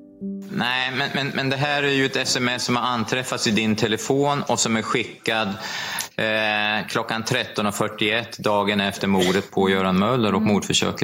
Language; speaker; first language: Swedish; native; Swedish